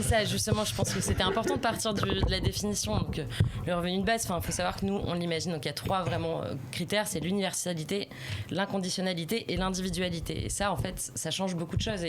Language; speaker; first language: French; native; French